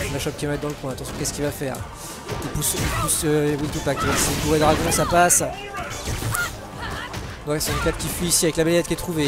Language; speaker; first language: French; native; French